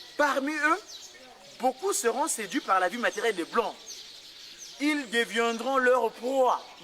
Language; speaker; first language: French; non-native, local second language; Kongo